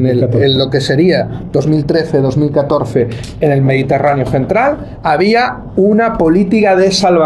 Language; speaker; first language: Spanish; native; Spanish